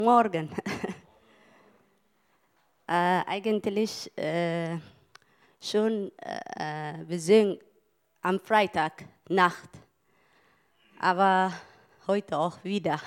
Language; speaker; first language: German; non-native, learner; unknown